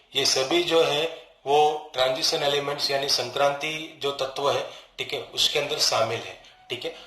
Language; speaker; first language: Hindi; non-native, local second language; Gujarati